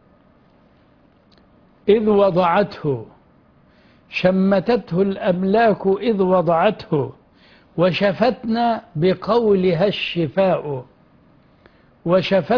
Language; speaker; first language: Arabic; native; Arabic